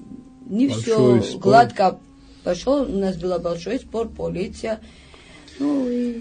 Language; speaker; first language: Russian; non-native, fluent; Georgian